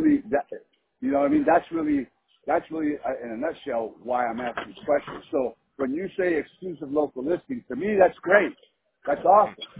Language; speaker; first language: English; early bilingual, other home language; Spanish